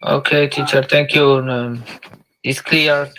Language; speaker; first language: English; non-native, learner; Spanish